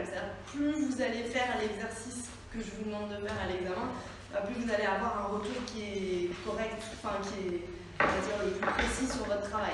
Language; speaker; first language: French; native; French